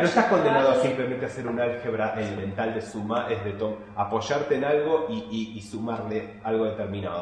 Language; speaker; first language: Spanish; native; Spanish